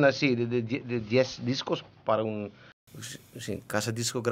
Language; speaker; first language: Spanish; non-native, learner; Dutch